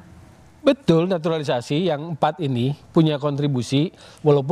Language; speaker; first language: Indonesian; native; Indonesian